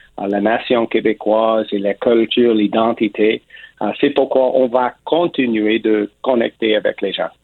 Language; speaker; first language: French; non-native, local second language; English